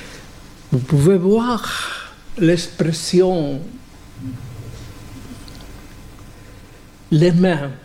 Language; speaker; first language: French; non-native, fluent; Spanish